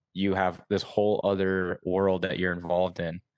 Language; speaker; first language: English; native; English